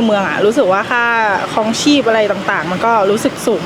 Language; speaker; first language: Thai; non-native, learner; English